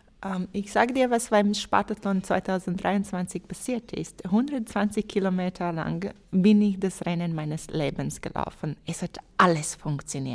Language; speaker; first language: German; non-native, fluent; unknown